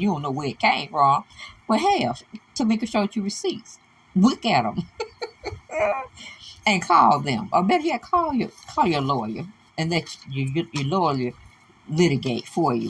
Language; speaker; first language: English; native; English